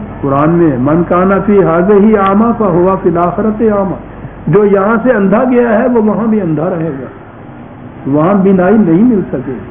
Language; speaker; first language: Urdu; non-native, local second language; Punjabi